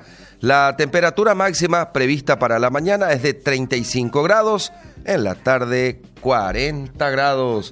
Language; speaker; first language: Spanish; native; Spanish